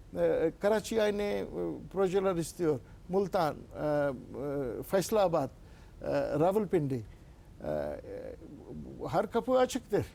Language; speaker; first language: Turkish; non-native, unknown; Urdu